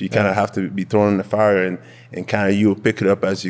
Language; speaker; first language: English; non-native, fluent; French